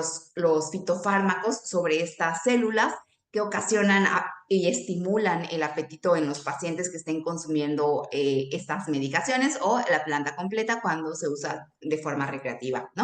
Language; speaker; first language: Spanish; native; Spanish